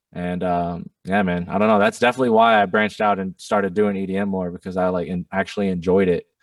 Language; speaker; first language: English; non-native, fluent; German